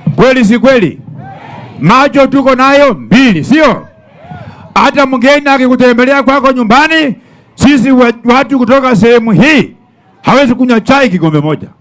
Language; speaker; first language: Swahili; non-native, local second language; Luyia